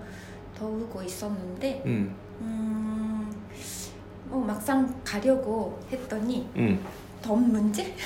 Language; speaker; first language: Korean; non-native, fluent; Japanese